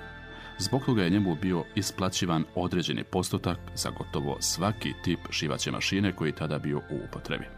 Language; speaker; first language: Croatian; native; Croatian